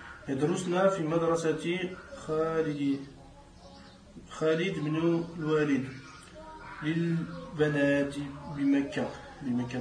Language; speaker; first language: Arabic; non-native, learner; French